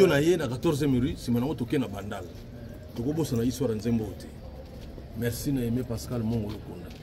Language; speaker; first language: French; non-native, local second language; Lingala